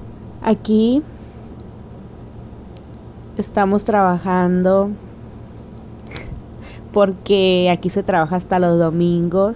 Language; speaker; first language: Spanish; native; Spanish